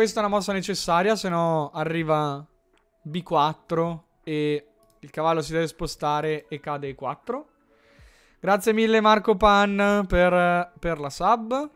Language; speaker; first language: Italian; native; Italian